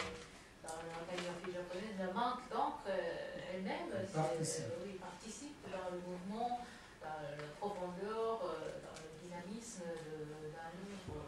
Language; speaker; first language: French; non-native, fluent; Japanese